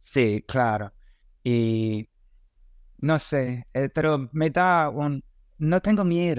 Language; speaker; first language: Spanish; non-native, fluent; English